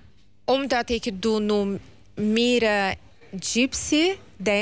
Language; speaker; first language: Dutch; non-native, learner; Portuguese